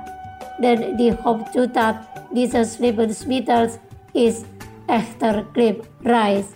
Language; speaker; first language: German; non-native, learner; Indonesian